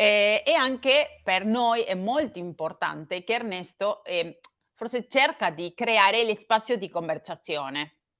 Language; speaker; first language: Italian; non-native, learner; Spanish